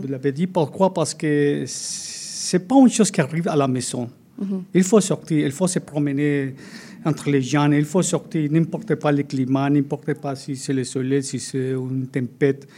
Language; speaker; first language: French; non-native, fluent; Spanish